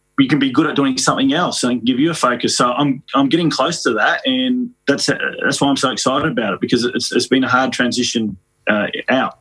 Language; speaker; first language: English; native; English